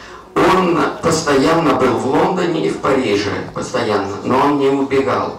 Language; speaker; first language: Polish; non-native, learner; Russian